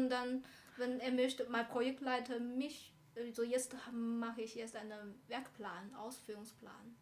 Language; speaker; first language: German; non-native, learner; Chinese